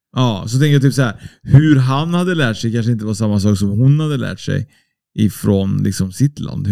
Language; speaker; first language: Swedish; native; Swedish